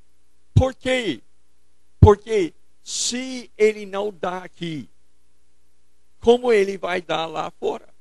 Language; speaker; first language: Portuguese; non-native, fluent; English